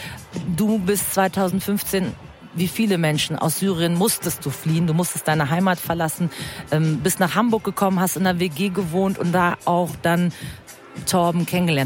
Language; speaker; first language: German; early bilingual, other home language; Persian